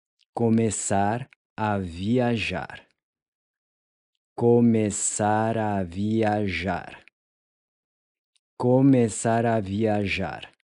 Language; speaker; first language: Portuguese; non-native, fluent; English